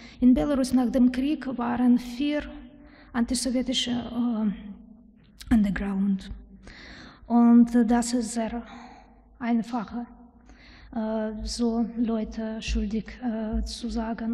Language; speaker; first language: German; non-native, learner; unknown